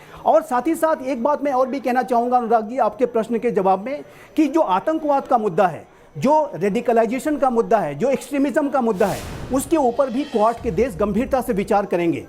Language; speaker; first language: Hindi; native; Hindi